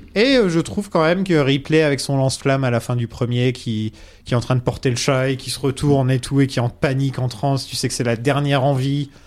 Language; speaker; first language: French; native; French